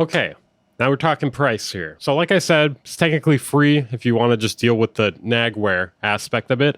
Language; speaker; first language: English; native; English